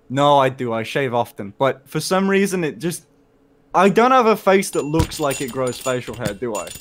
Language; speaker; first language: English; native; English